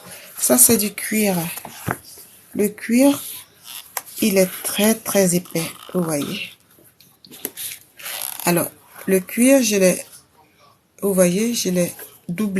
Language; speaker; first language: French; native; French